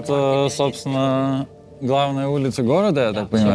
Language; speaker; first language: Russian; native; Russian